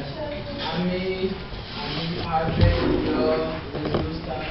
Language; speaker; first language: Spanish; non-native, learner; English